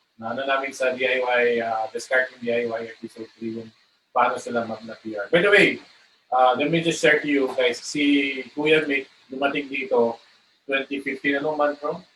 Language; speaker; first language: Filipino; non-native, local second language; Cebuano